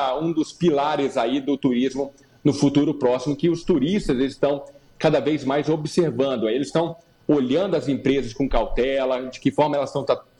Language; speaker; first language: Portuguese; native; Portuguese